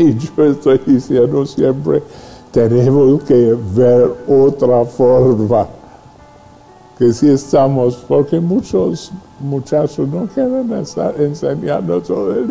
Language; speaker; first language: Spanish; non-native, fluent; English